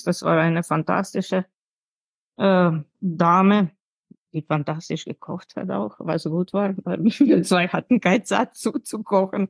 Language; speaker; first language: German; non-native, fluent; Slovenian